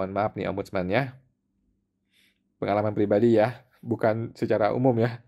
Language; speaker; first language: Indonesian; native; Indonesian